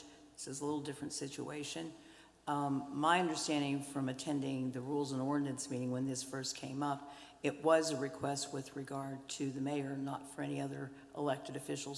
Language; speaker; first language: English; native; English